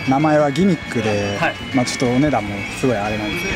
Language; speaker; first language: Japanese; native; Japanese